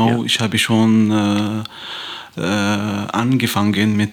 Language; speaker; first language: German; non-native, fluent; Arabic